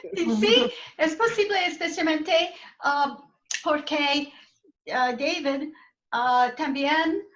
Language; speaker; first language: Spanish; non-native, learner; English